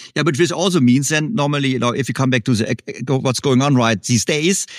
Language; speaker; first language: English; non-native, fluent; German